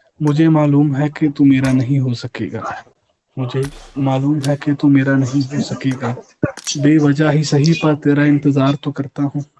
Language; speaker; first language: Urdu; non-native, local second language; Punjabi